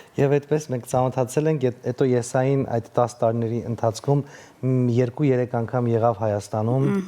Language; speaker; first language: Armenian; native; Armenian